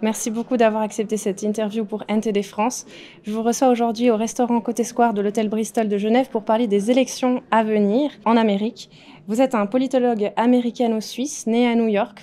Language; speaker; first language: French; native; French